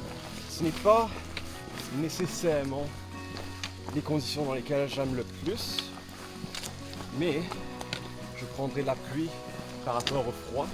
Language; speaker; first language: French; non-native, fluent; English